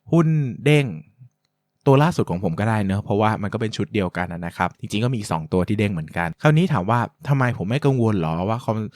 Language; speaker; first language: Thai; native; Thai